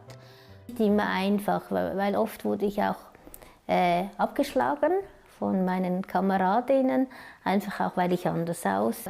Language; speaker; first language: German; early bilingual, other home language; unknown